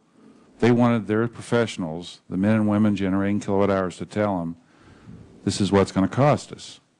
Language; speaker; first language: English; native; English